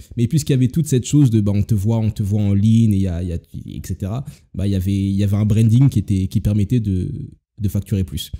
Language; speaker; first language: French; native; French